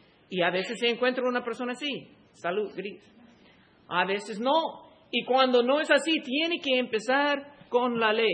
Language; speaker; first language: Spanish; non-native, fluent; English